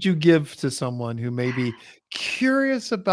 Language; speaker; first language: English; native; English